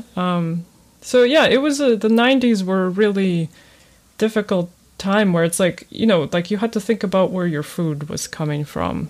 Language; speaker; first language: English; early bilingual, other home language; Ukrainian